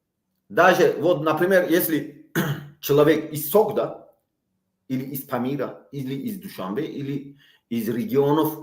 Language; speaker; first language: Russian; non-native, local second language; Tajik